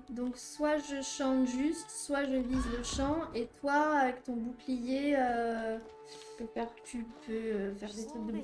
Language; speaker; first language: French; native; French